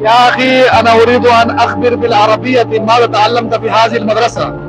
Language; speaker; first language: Arabic; non-native, learner; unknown